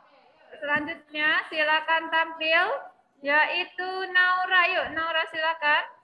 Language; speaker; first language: Indonesian; native; Indonesian